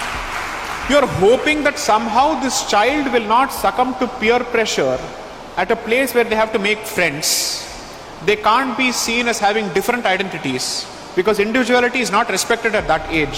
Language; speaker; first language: English; non-native, local second language; Tamil